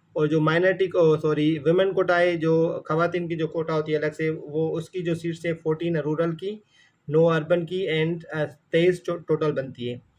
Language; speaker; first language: Urdu; non-native, local second language; Sindhi